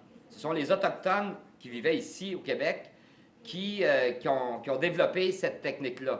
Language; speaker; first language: French; native; French